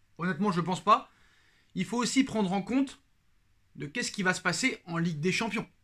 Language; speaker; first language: French; native; French